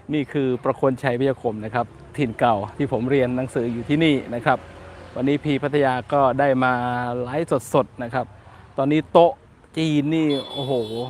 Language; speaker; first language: Thai; non-native, local second language; Northern Khmer